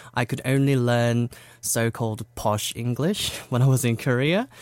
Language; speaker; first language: English; non-native, fluent; Korean